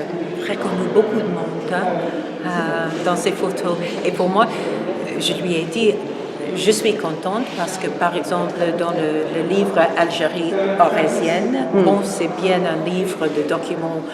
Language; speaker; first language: French; non-native, fluent; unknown